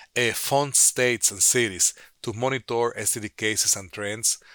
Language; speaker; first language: English; non-native, fluent; Spanish